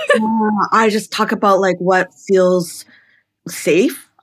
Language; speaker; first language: English; native; English